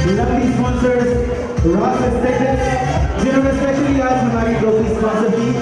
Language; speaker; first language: Hindi; native; Hindi